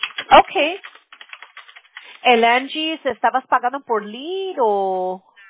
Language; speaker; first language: Spanish; early bilingual, other home language; English